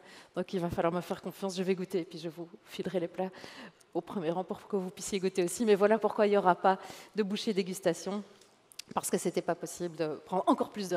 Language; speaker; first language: French; native; French